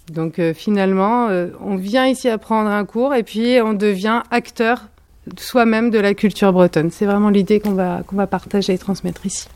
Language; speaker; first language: French; native; French